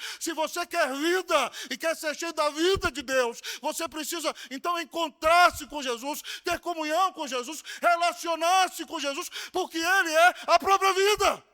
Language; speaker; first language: Portuguese; native; Portuguese